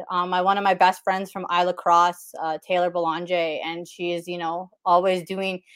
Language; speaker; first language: English; native; English